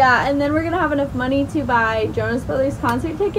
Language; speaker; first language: English; native; English